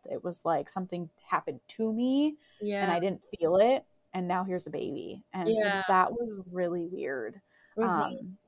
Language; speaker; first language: English; native; English